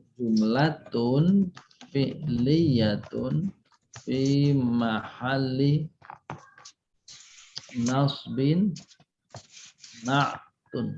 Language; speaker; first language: Arabic; non-native, fluent; Indonesian